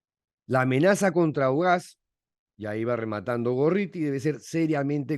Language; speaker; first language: Spanish; native; Spanish